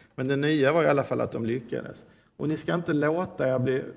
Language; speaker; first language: Swedish; native; Swedish